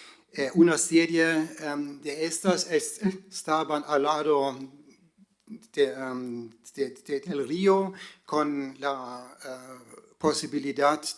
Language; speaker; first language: Spanish; non-native, fluent; German